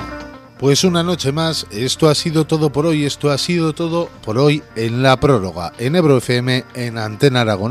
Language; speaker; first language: Spanish; native; Spanish